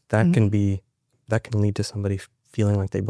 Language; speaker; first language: English; native; English